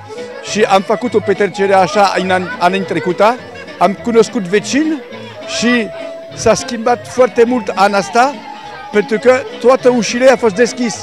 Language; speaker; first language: Romanian; non-native, learner; French